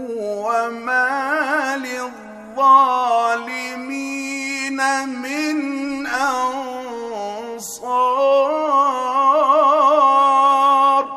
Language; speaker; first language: Arabic; native; Arabic